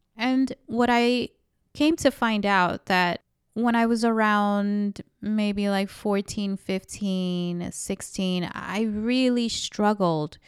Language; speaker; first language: English; early bilingual, other home language; Spanish